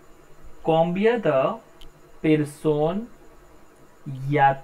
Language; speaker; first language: French; non-native, learner; Hindi